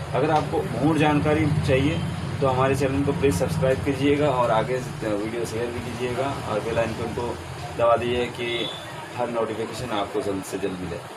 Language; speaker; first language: Hindi; native; Hindi